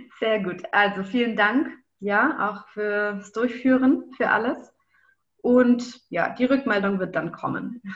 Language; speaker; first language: German; native; German